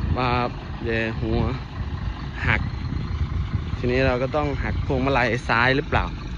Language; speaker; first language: Thai; non-native, local second language; Northern Khmer